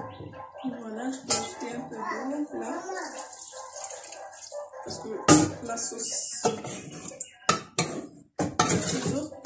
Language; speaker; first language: French; non-native, local second language; Arabic